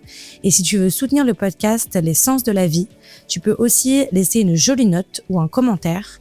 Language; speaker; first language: French; native; French